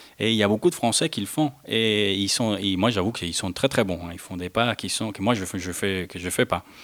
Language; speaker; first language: French; non-native, fluent; Spanish